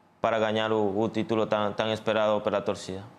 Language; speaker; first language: Portuguese; non-native, learner; Spanish